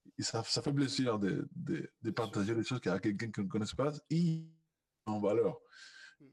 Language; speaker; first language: French; non-native, fluent; Spanish